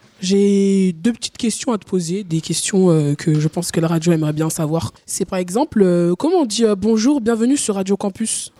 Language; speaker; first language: French; native; French